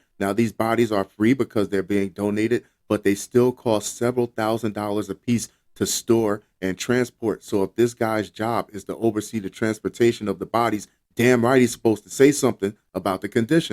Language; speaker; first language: English; native; English